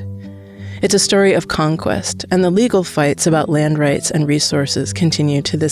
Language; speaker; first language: English; native; English